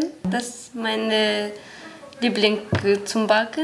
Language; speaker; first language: German; non-native, learner; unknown